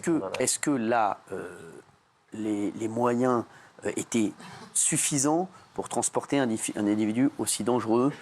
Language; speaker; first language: French; native; French